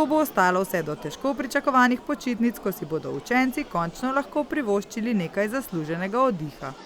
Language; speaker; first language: Slovenian; native; Slovenian